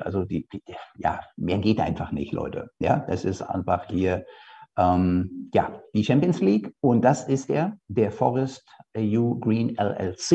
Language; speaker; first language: German; native; German